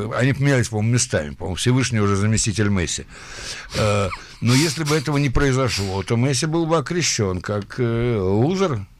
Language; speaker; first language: Russian; early bilingual, heritage; Russian